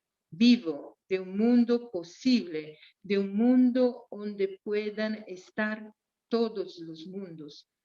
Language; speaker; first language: Spanish; non-native, fluent; Portuguese